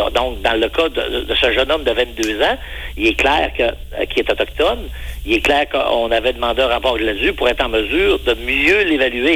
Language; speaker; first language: French; native; French